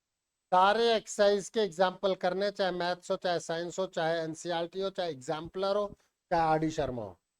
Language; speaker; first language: Hindi; native; Hindi